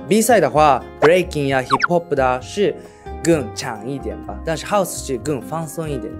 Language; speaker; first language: Chinese; non-native, learner; Japanese